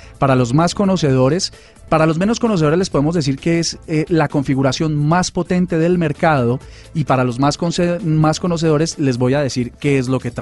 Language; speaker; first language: Spanish; native; Spanish